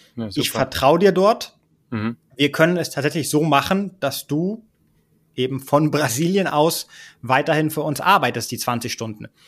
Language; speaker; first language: German; early bilingual, heritage; German